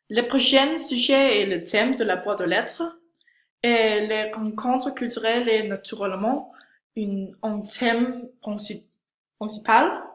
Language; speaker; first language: French; non-native, learner; Danish